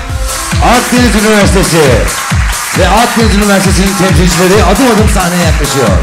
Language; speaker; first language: Turkish; native; Turkish